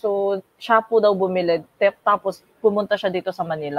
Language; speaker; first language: Filipino; non-native, fluent; Korean